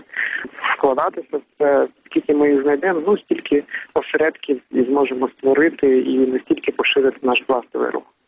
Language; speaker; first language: Ukrainian; native; Ukrainian